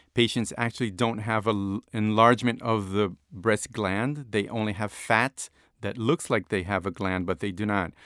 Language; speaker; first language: English; non-native, fluent; Portuguese